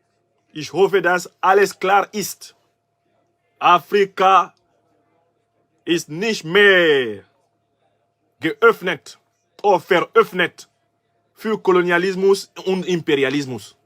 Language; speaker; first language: German; non-native, learner; French